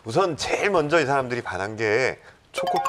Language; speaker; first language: Korean; native; Korean